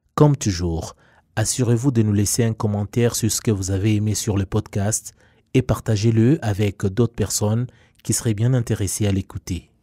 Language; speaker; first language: French; non-native, local second language; Kinyarwanda